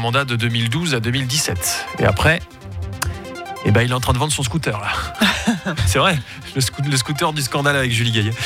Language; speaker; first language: French; native; French